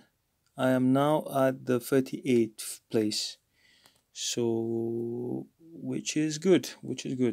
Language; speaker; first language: English; non-native, fluent; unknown